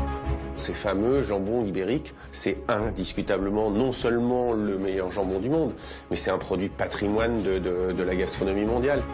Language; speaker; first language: French; native; French